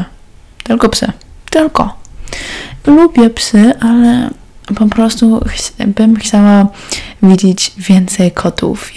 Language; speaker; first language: Polish; early bilingual, heritage; Polish